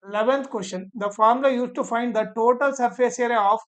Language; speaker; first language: English; non-native, local second language; Kannada